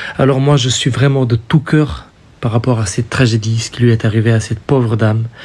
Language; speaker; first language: French; native; French